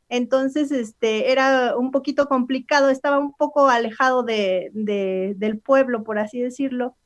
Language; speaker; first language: Spanish; native; Spanish